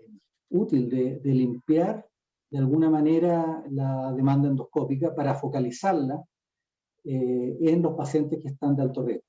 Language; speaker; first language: Spanish; native; Spanish